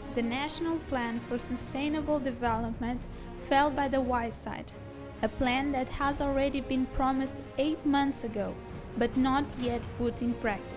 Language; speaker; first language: English; non-native, fluent; Portuguese